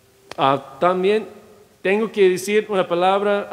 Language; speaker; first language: Spanish; non-native, fluent; English